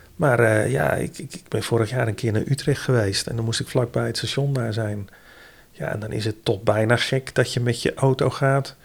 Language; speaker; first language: Dutch; native; Dutch